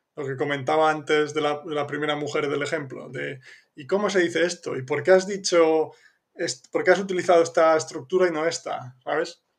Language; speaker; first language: Spanish; native; Spanish